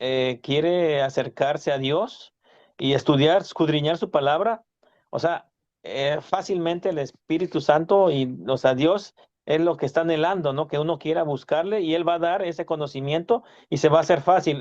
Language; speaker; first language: Spanish; native; Spanish